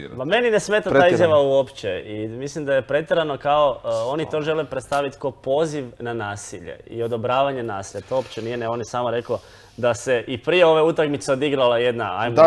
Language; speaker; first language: Croatian; native; Croatian